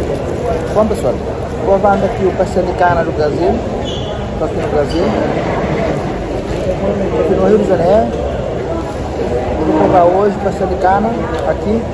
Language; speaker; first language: Portuguese; non-native, learner; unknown